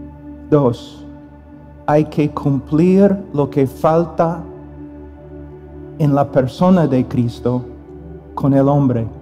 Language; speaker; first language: Spanish; non-native, fluent; English